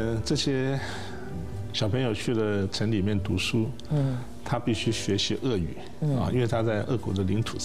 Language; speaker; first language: Chinese; native; Chinese